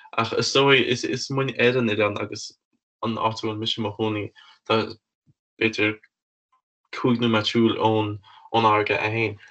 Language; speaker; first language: Irish; native; Irish